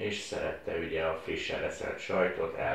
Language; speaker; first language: Hungarian; native; Hungarian